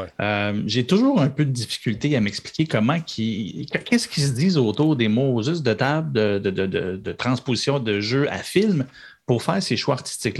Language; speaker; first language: French; native; French